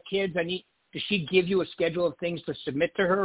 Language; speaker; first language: English; native; English